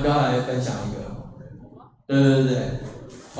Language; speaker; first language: Chinese; native; Chinese